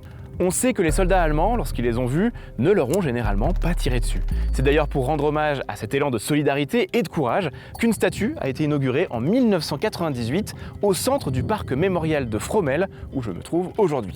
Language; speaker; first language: French; native; French